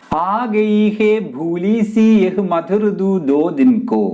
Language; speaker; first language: Hindi; non-native, local second language; Malayalam